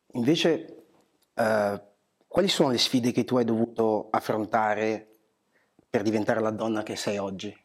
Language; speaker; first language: Italian; early bilingual, other home language; Portuguese